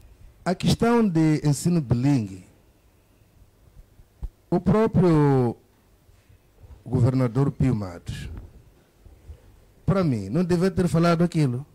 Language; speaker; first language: Portuguese; native; Portuguese